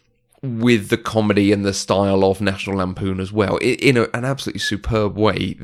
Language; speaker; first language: English; native; English